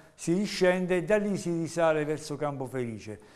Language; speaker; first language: Italian; native; Italian